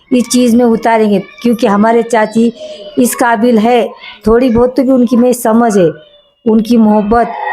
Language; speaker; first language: Hindi; native; Hindi